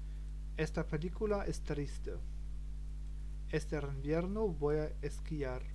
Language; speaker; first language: Spanish; non-native, learner; German